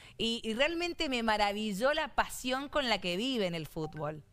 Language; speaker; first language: Spanish; native; Spanish